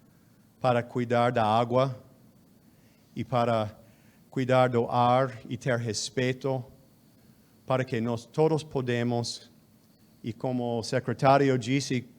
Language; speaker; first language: Portuguese; non-native, fluent; English